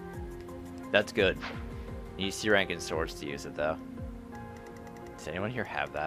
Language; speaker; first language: English; native; English